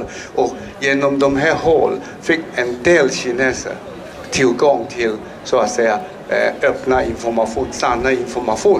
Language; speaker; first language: Swedish; non-native, fluent; Chinese